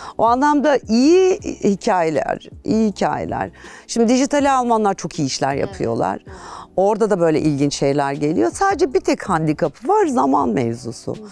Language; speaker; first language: Turkish; native; Turkish